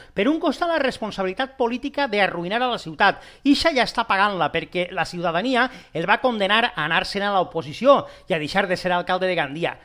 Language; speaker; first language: Catalan; non-native, local second language; Spanish